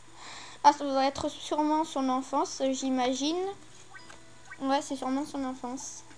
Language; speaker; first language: French; native; French